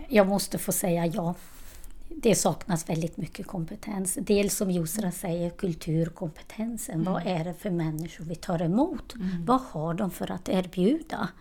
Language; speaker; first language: Swedish; non-native, fluent; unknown